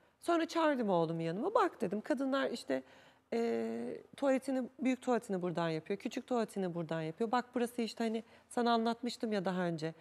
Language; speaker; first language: Turkish; native; Turkish